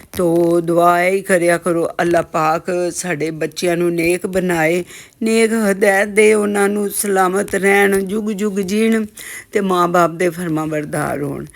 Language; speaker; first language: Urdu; non-native, local second language; Punjabi